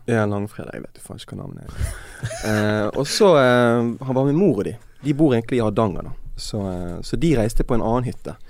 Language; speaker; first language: Norwegian; native; Norwegian